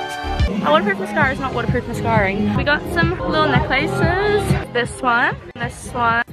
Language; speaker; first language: English; native; English